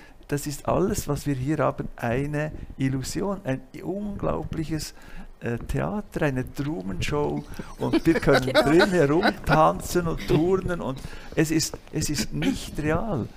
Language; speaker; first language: German; native; German